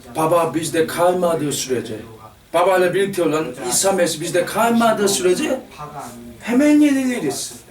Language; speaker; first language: Turkish; non-native, fluent; Korean